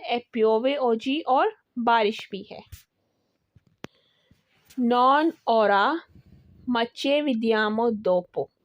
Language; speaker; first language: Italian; non-native, learner; Urdu